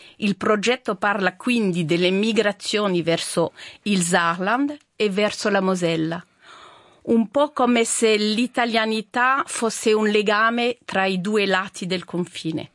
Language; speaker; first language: Italian; non-native, fluent; French